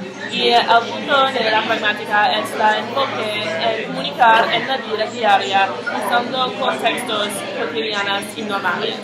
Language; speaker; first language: Spanish; non-native, learner; English